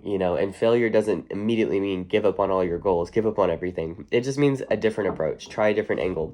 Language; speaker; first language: English; native; English